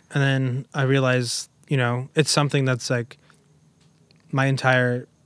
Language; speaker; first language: English; early bilingual, other home language; German